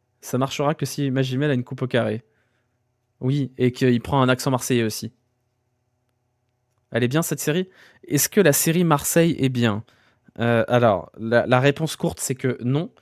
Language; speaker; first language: French; native; French